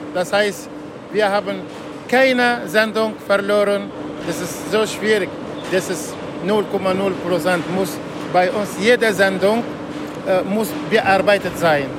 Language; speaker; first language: German; non-native, learner; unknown